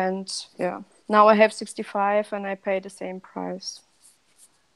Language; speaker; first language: English; non-native, fluent; Russian